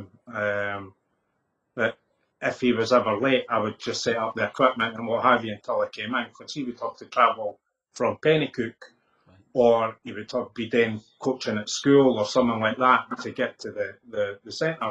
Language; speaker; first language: English; native; English